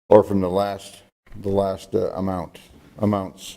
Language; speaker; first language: English; native; English